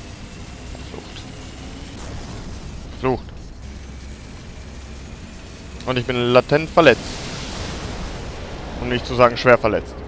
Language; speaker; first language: German; native; German